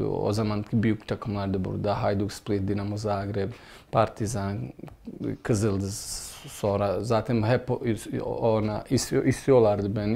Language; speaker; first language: Turkish; non-native, fluent; Bosnian